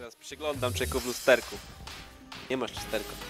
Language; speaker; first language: Polish; native; Polish